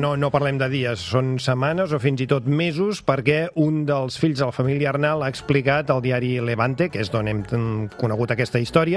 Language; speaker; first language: Catalan; native; Catalan